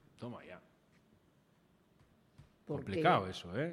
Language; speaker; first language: Spanish; native; Spanish